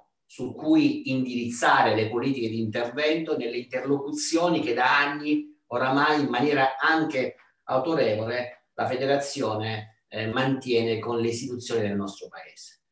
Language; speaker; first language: Italian; native; Italian